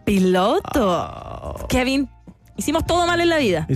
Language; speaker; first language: Spanish; native; Spanish